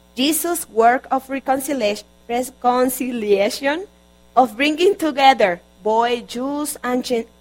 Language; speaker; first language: English; non-native, fluent; Spanish